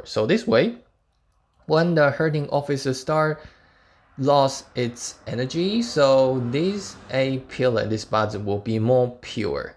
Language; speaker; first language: English; non-native, fluent; Chinese